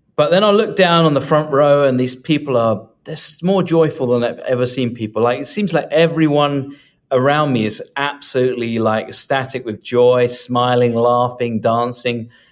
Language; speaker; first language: English; native; English